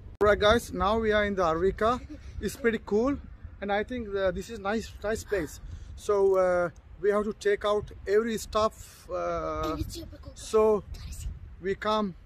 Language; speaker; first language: English; non-native, learner; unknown